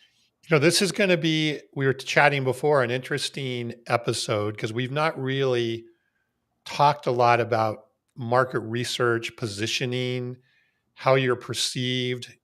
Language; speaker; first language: English; native; English